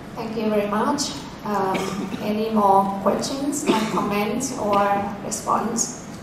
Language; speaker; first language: English; non-native, fluent; Thai